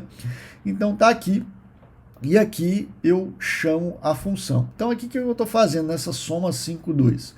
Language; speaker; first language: Portuguese; native; Portuguese